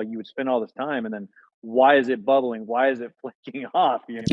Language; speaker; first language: English; native; English